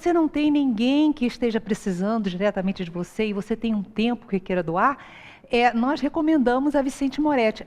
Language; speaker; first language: Portuguese; native; Portuguese